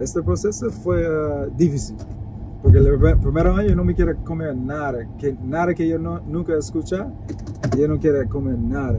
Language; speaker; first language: Spanish; non-native, learner; English